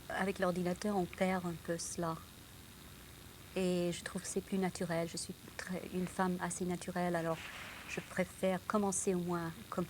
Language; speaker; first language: French; non-native, local second language; English